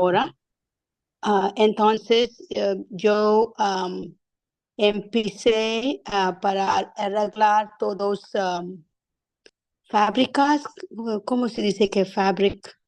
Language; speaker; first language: Spanish; non-native, learner; English